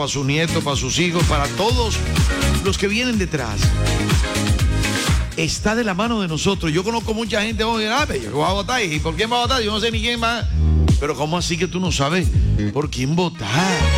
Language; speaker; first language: Spanish; native; Spanish